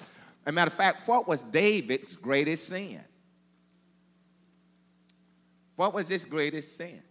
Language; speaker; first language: English; native; English